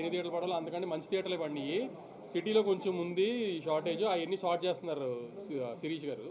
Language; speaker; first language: Telugu; native; Telugu